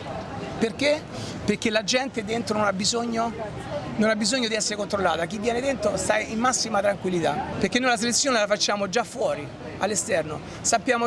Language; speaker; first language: Italian; native; Italian